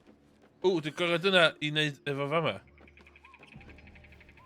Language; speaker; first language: Welsh; non-native, learner; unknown